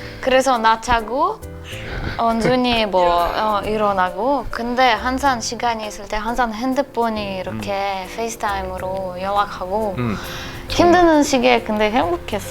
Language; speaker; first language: Korean; non-native, learner; Russian